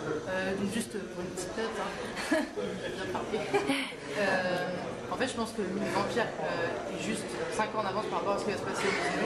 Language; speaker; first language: French; native; French